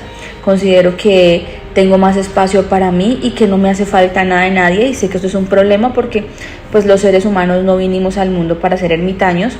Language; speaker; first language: Spanish; native; Spanish